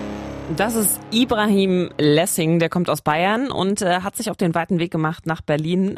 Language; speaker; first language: German; native; German